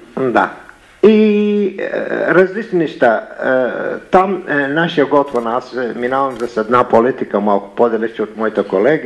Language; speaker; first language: Bulgarian; non-native, learner; Arabic